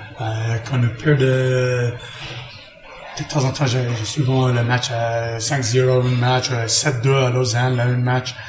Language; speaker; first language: French; non-native, learner; English